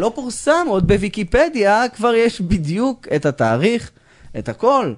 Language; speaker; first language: Hebrew; native; Hebrew